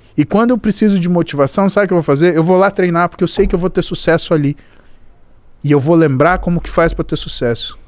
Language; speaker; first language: Portuguese; native; Portuguese